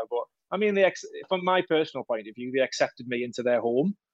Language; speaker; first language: English; native; English